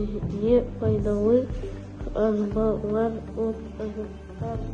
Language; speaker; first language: Kazakh; non-native, learner; Russian